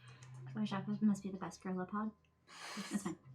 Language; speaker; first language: English; native; English